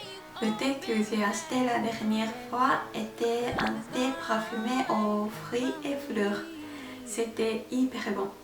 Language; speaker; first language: French; non-native, fluent; Japanese